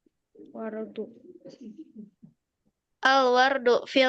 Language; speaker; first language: Arabic; non-native, learner; Indonesian